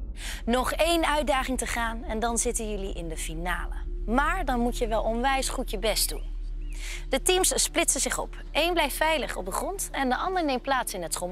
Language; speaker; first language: Dutch; native; Dutch